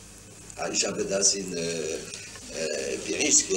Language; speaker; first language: German; non-native, fluent; French